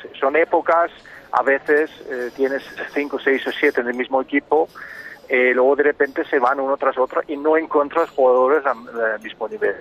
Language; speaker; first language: Spanish; non-native, fluent; Danish